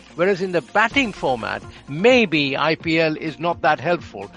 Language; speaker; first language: English; non-native, local second language; Bangla